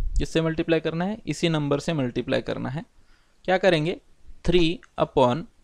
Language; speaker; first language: Hindi; non-native, local second language; Marathi